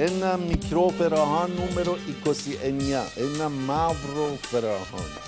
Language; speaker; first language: Greek; non-native, learner; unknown